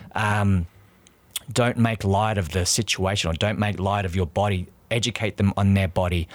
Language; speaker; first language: English; native; English